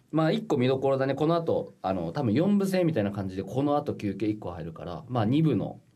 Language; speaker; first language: Japanese; native; Japanese